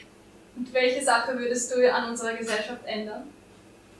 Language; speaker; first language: German; native; German